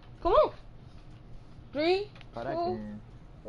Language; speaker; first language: English; native; English